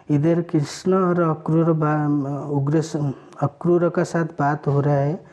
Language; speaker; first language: Hindi; non-native, local second language; Odia